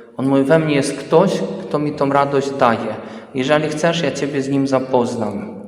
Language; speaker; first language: Polish; early bilingual, heritage; Polish